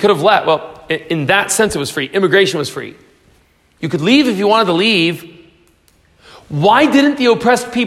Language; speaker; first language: English; native; English